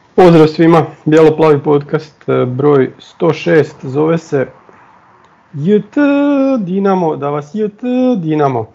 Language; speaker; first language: Croatian; native; Croatian